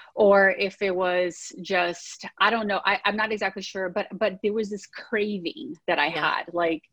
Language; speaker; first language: English; early bilingual, other home language; Portuguese